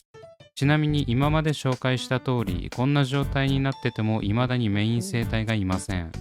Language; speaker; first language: Japanese; native; Japanese